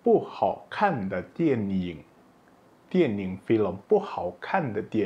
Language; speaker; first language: Chinese; non-native, fluent; Indonesian